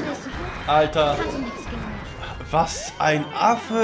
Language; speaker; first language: German; native; German